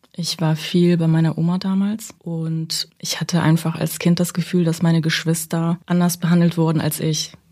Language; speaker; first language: German; early bilingual, other home language; Russian